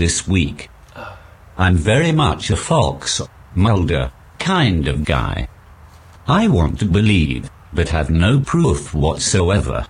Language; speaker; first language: English; native; English